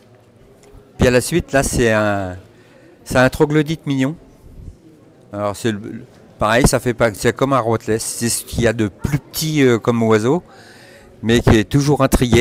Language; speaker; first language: French; native; French